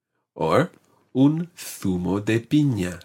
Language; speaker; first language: Spanish; non-native, fluent; English